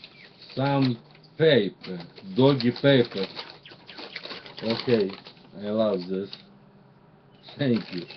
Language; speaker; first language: English; non-native, learner; Russian